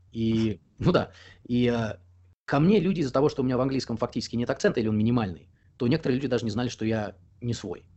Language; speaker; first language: Russian; native; Russian